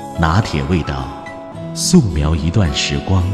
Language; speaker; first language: Chinese; native; Chinese